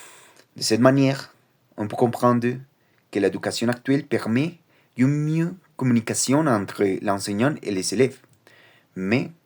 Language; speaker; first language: French; non-native, learner; Spanish